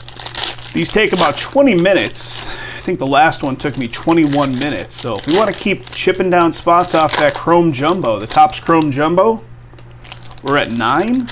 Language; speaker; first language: English; native; English